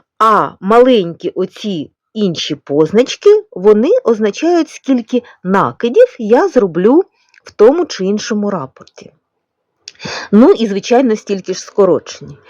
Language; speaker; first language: Ukrainian; non-native, local second language; Russian